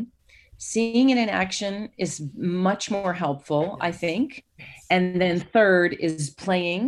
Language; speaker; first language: English; native; English